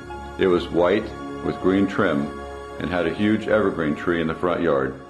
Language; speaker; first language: English; native; English